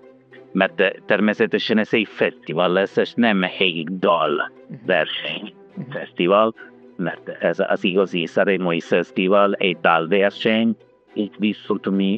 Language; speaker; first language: Hungarian; non-native, learner; Italian